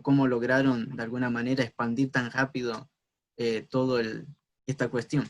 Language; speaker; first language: Spanish; native; Spanish